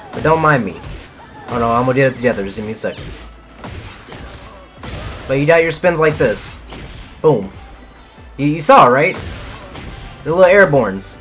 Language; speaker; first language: English; native; English